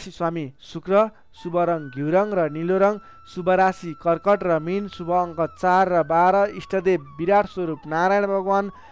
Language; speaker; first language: Nepali; native; Nepali